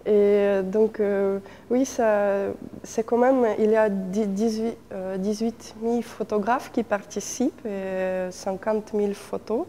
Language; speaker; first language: French; non-native, fluent; Russian